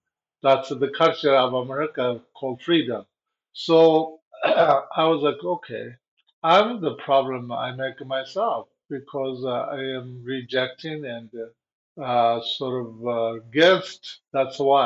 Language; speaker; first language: English; non-native, learner; Chinese